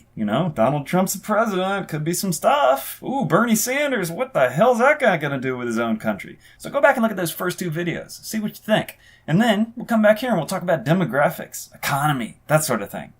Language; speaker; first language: English; native; English